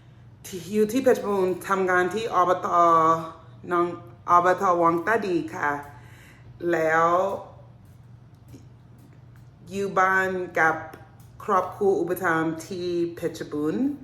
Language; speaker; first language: Thai; non-native, learner; English